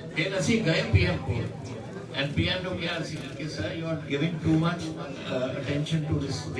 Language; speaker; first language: Hindi; non-native, local second language; Punjabi